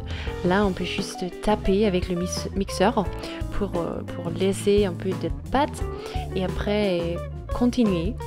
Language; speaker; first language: French; non-native, fluent; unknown